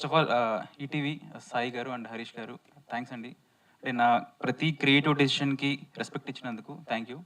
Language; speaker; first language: Telugu; native; Telugu